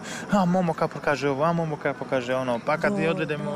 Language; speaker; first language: Serbian; native; Serbian